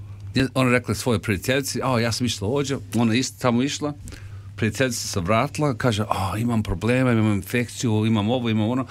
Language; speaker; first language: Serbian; early bilingual, heritage; Serbian